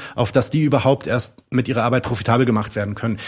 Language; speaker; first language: German; early bilingual, other home language; Arabic